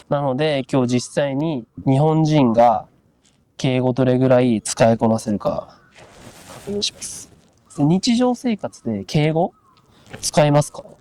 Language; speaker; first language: Japanese; native; Japanese